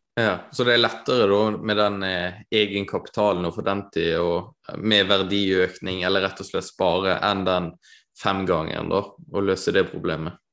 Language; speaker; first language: Norwegian; native; Norwegian